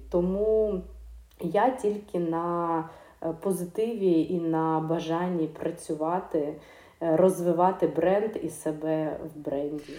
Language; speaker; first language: Ukrainian; non-native, local second language; Russian